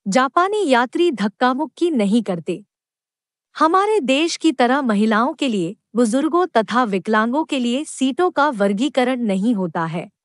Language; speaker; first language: Hindi; non-native, local second language; Kannada